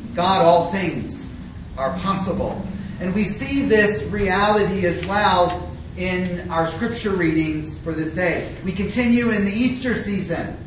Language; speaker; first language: English; native; English